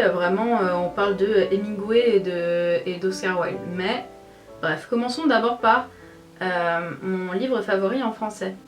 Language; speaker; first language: French; native; French